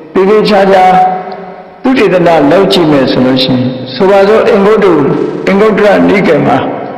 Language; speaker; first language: Burmese; native; Burmese